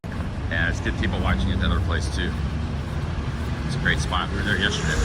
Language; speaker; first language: English; native; English